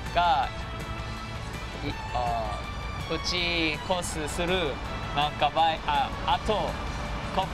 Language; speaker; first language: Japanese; non-native, learner; Korean